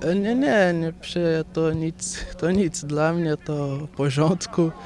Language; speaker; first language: Polish; non-native, learner; Portuguese